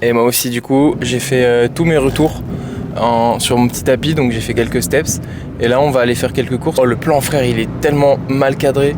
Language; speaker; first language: French; native; French